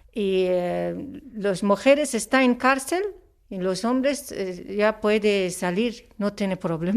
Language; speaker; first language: Spanish; non-native, learner; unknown